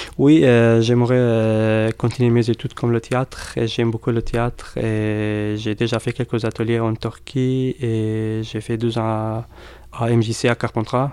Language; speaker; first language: French; non-native, learner; Arabic